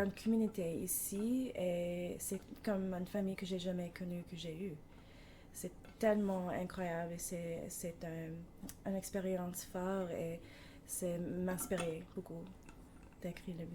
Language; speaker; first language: French; non-native, learner; English